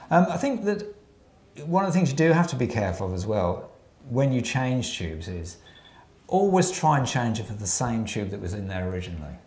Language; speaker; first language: English; native; English